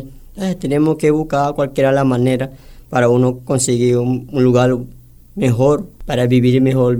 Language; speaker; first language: Spanish; non-native, local second language; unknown